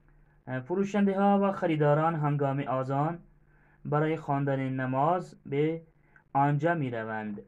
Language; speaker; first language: Persian; non-native, fluent; Urdu